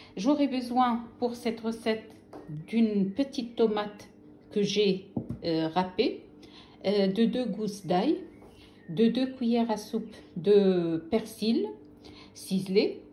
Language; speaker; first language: French; non-native, local second language; Arabic